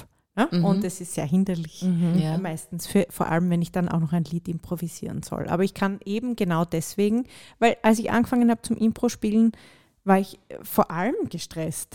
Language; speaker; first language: German; native; German